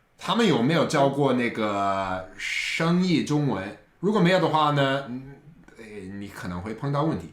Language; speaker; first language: Chinese; non-native, fluent; English